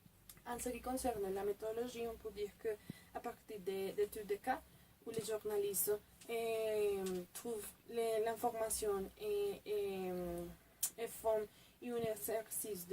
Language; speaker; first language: French; non-native, fluent; Spanish